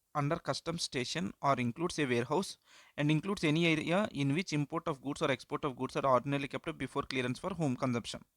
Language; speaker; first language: English; non-native, local second language; Telugu